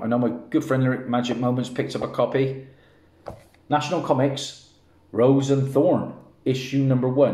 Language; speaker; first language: English; native; English